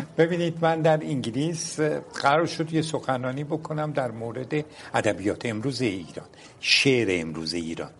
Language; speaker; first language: Persian; non-native, local second language; Azerbaijani